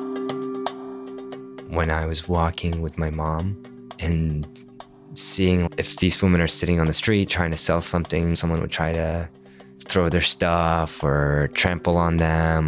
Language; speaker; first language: English; non-native, fluent; Arabic